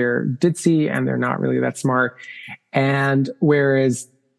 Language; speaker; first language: English; non-native, fluent; Spanish